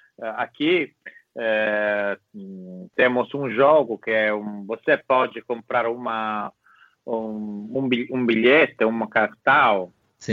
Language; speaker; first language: Portuguese; non-native, fluent; Italian